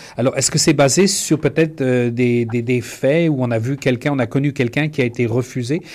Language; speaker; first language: French; native; French